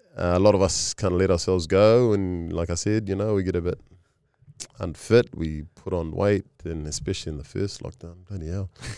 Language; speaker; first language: English; early bilingual, other home language; Tongan